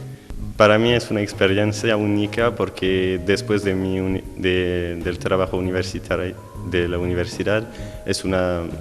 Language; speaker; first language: Spanish; non-native, learner; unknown